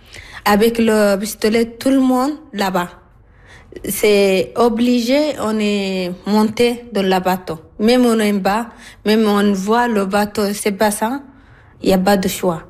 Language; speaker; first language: French; non-native, learner; Arabic